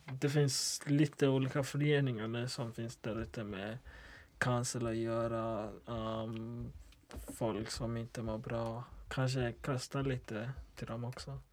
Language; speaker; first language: Swedish; non-native, local second language; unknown